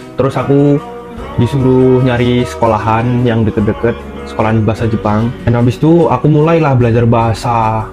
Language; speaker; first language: Indonesian; native; Indonesian